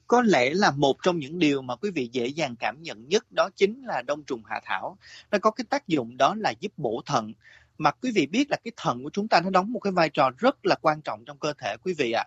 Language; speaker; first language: Vietnamese; native; Vietnamese